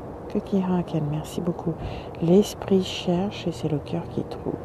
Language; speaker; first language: French; native; French